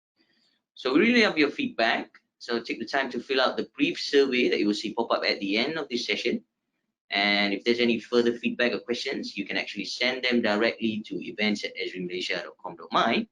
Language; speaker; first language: English; non-native, local second language; Malay